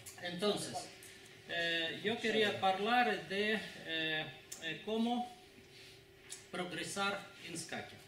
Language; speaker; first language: Italian; non-native, learner; Spanish